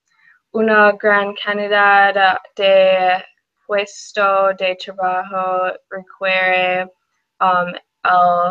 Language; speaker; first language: Spanish; non-native, learner; English